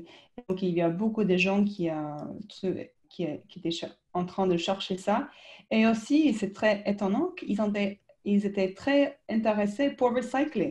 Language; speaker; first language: French; non-native, fluent; English